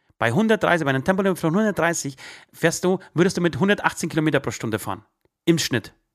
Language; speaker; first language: German; early bilingual, other home language; Polish